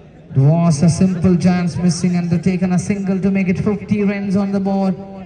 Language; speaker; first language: English; non-native, local second language; Malayalam